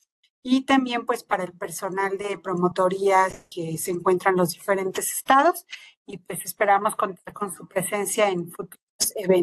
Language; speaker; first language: Spanish; native; Spanish